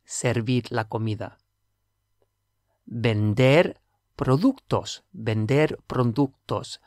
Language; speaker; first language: Spanish; non-native, fluent; English